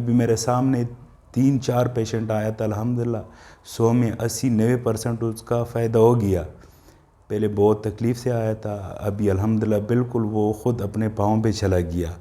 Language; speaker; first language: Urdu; non-native, local second language; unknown